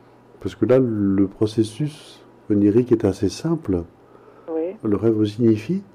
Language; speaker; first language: French; native; French